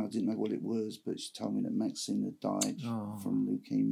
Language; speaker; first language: English; native; English